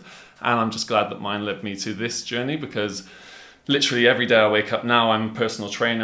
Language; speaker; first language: English; native; English